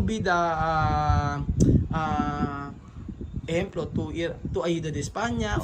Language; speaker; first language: Spanish; non-native, learner; Filipino